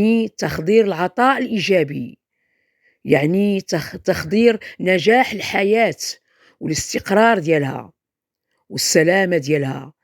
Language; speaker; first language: Arabic; native; Arabic